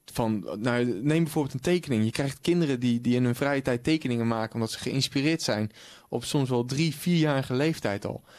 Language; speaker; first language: Dutch; native; Dutch